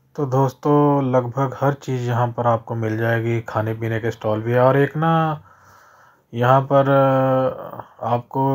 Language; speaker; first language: Hindi; non-native, local second language; Punjabi